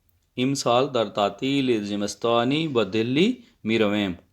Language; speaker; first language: Persian; non-native, fluent; Urdu